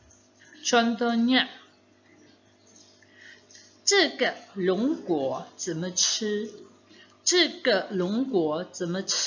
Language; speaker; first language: Chinese; non-native, fluent; Indonesian